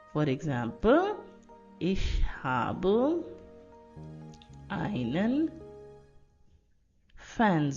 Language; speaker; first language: German; non-native, fluent; Hindi